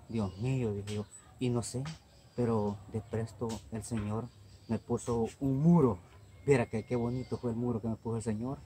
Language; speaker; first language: Spanish; native; Spanish